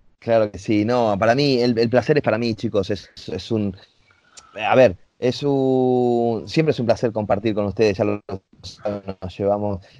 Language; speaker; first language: Spanish; native; Spanish